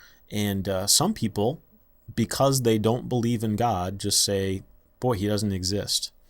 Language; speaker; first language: English; native; English